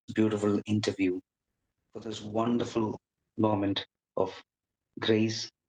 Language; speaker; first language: English; non-native, local second language; Malayalam